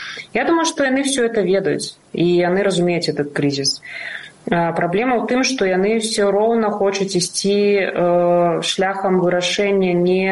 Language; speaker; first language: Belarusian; non-native, local second language; Russian